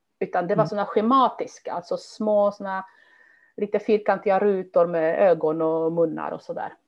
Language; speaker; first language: Swedish; non-native, fluent; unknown